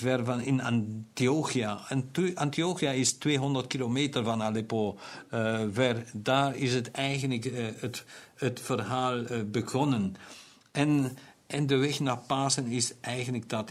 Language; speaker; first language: Dutch; non-native, local second language; German